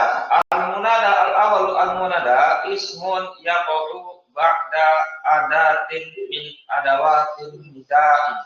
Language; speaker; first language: Arabic; non-native, fluent; Indonesian